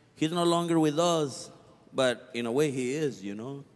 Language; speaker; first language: English; early bilingual, other home language; Spanish